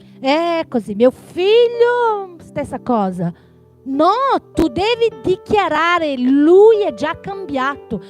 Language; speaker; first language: Italian; non-native, fluent; Portuguese